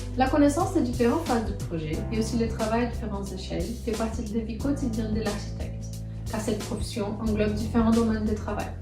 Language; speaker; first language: French; non-native, fluent; Portuguese